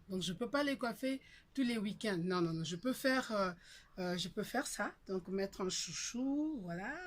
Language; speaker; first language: French; non-native, local second language; Lingala